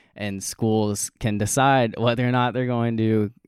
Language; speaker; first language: English; native; English